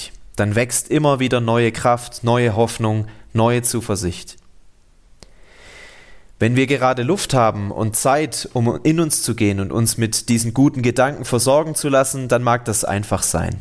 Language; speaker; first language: German; native; German